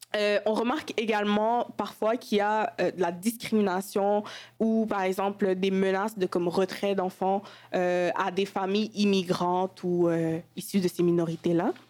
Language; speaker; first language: French; early bilingual, other home language; Wolof